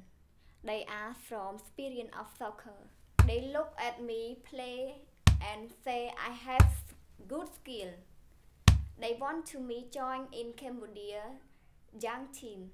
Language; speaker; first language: English; non-native, learner; Khmer